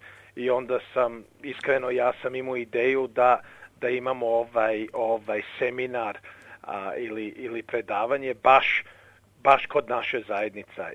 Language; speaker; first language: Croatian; early bilingual, heritage; English